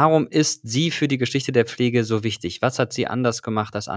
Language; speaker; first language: German; native; German